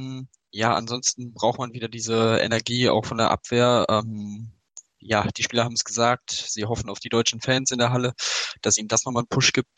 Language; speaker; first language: German; native; German